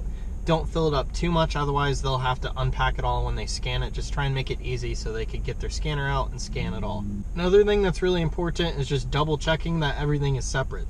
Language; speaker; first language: English; native; English